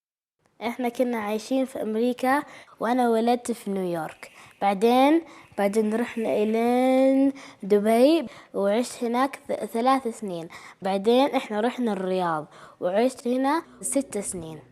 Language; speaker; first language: Arabic; early bilingual, heritage; Arabic